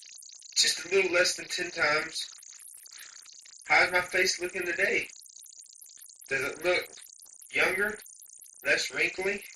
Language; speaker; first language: English; native; English